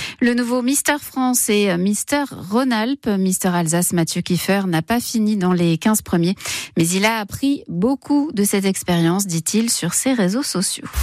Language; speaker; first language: French; native; French